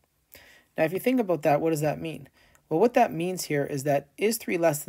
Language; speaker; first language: English; native; English